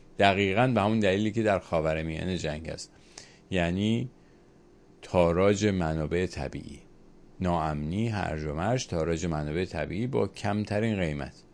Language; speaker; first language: Persian; native; Persian